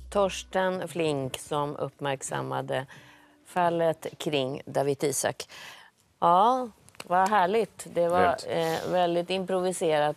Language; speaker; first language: Swedish; native; Swedish